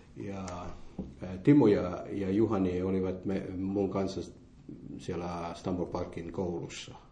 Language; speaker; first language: Finnish; non-native, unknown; Morisyen